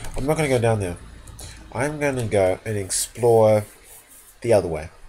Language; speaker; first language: English; native; English